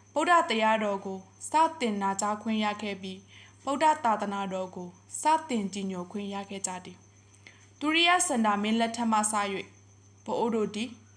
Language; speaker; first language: Burmese; non-native, local second language; Pa'o Karen